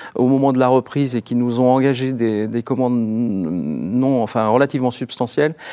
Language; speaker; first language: French; native; French